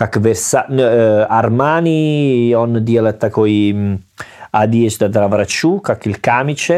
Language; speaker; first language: Russian; non-native, learner; Italian